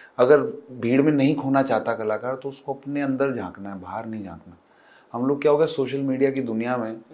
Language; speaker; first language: Hindi; native; Hindi